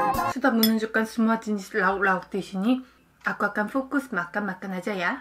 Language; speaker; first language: Indonesian; non-native, fluent; Korean